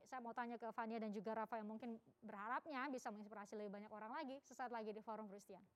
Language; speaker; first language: Indonesian; native; Indonesian